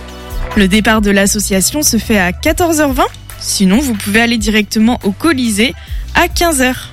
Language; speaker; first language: French; native; French